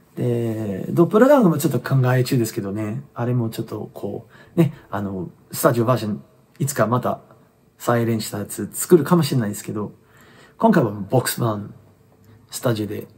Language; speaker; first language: Japanese; non-native, fluent; English